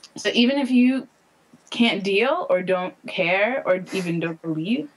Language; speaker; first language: English; native; English